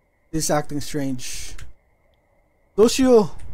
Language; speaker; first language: English; non-native, local second language; Filipino